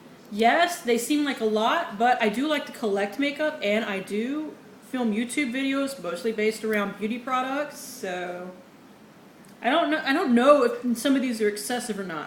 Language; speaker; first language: English; native; English